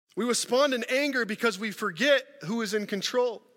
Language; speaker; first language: English; native; English